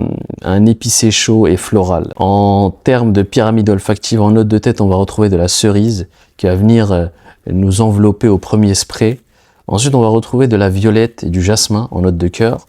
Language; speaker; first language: French; native; French